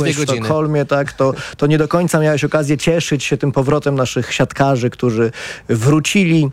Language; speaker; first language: Polish; native; Polish